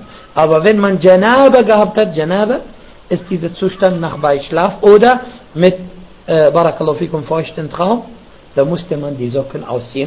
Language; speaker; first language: German; non-native, fluent; Arabic